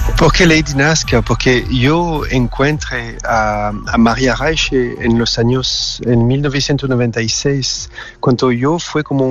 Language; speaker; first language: Spanish; non-native, learner; French